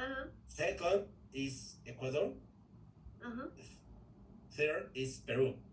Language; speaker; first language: English; non-native, learner; Spanish